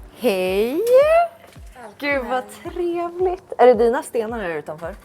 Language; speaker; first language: Swedish; native; Swedish